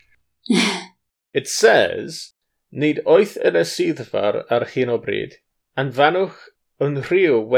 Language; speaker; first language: English; native; English